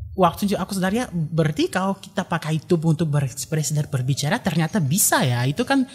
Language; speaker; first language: Indonesian; non-native, fluent; Bulgarian